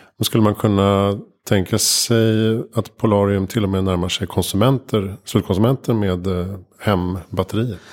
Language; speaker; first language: Swedish; native; Swedish